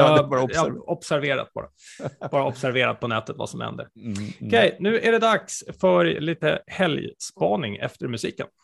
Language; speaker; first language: Swedish; native; Swedish